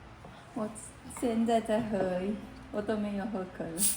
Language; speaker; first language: Chinese; non-native, fluent; Filipino